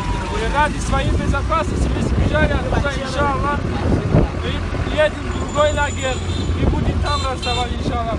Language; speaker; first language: Russian; non-native, local second language; Tajik